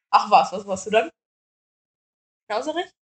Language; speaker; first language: German; native; German